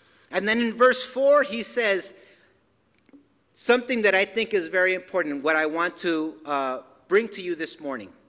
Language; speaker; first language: English; early bilingual, other home language; Spanish